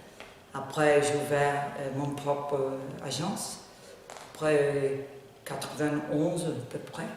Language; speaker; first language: French; non-native, learner; Spanish